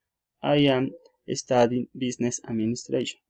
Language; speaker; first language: English; non-native, learner; Spanish